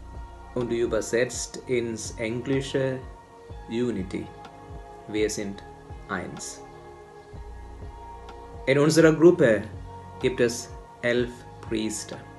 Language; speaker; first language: German; non-native, fluent; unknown